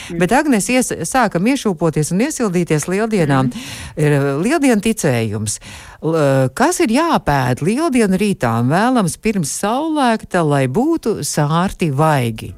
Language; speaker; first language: Latvian; native; Latvian